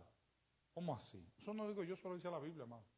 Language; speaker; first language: Spanish; native; Spanish